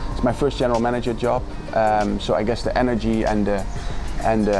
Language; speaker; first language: English; non-native, fluent; Dutch